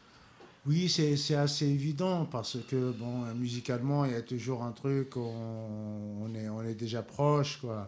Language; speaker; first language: French; non-native, local second language; Kabyle